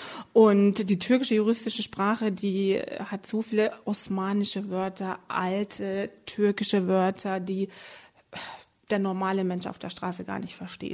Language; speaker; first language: German; early bilingual, other home language; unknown